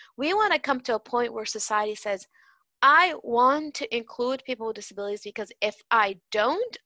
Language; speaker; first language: English; native; English